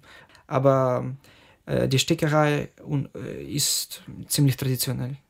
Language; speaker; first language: German; non-native, fluent; Ukrainian